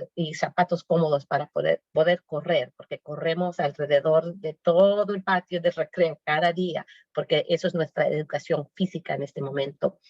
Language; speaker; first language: Spanish; native; Spanish